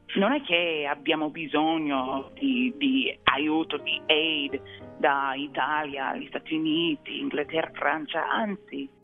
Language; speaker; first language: Italian; non-native, fluent; English